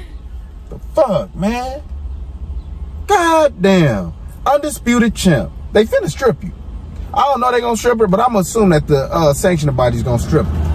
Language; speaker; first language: English; native; English